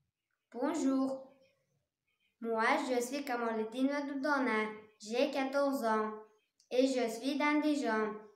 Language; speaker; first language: French; non-native, learner; Uzbek